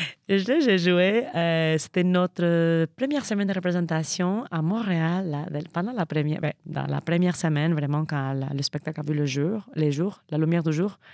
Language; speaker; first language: French; non-native, fluent; Spanish